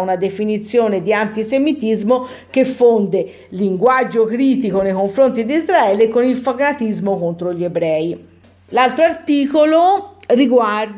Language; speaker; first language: Italian; native; Italian